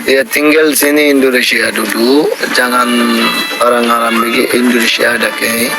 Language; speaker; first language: Indonesian; non-native, learner; Rohingya